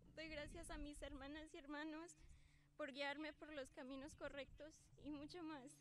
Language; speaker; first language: Spanish; early bilingual, other home language; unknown